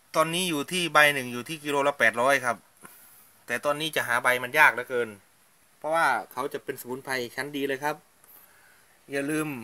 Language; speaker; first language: Thai; non-native, local second language; Northeastern Thai